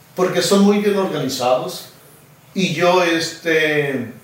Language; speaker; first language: Spanish; native; Spanish